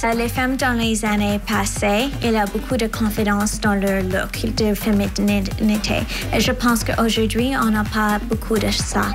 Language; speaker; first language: French; non-native, learner; English